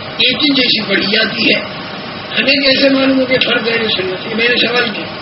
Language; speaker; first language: Urdu; non-native, local second language; Gujarati